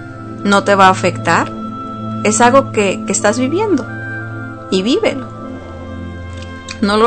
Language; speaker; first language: Spanish; native; Spanish